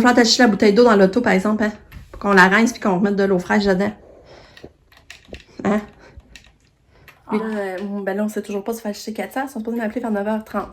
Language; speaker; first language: French; native; French